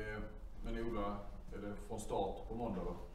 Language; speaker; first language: Swedish; native; Swedish